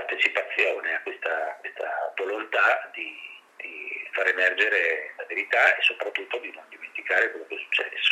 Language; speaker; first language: Italian; native; Italian